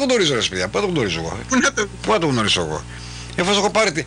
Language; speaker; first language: Greek; native; Greek